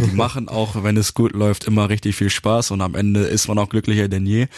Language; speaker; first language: German; early bilingual, other home language; Turkish